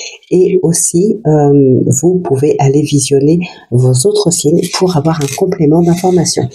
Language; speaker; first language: French; native; French